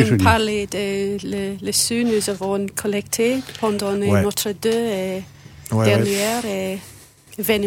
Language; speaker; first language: French; non-native, learner; English